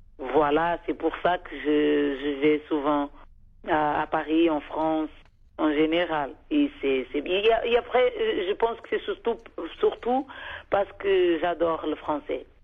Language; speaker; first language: French; non-native, fluent; Kabuverdianu